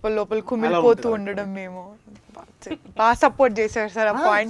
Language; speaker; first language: Telugu; native; Telugu